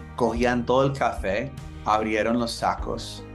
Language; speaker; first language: Spanish; non-native, fluent; English